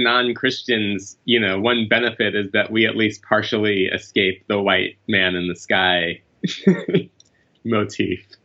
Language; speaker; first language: English; native; English